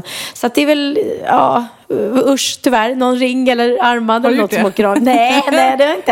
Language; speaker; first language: Swedish; native; Swedish